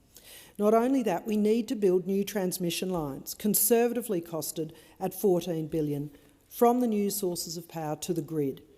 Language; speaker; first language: English; native; English